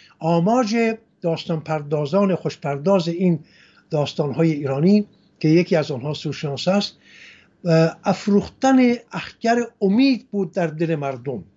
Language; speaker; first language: Persian; non-native, local second language; Assyrian Neo-Aramaic